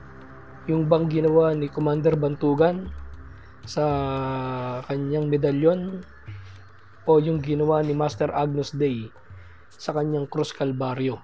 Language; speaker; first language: Filipino; native; Filipino